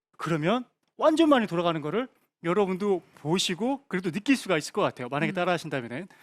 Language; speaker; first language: Korean; native; Korean